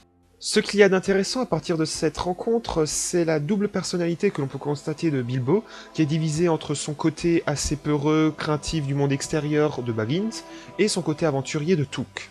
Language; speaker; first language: French; native; French